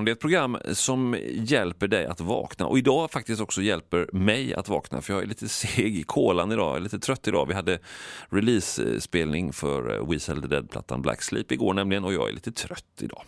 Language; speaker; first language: Swedish; native; Swedish